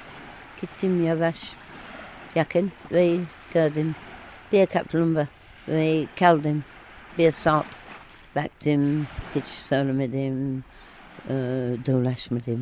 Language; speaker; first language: Turkish; non-native, learner; English